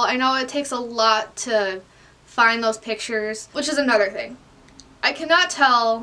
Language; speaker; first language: English; native; English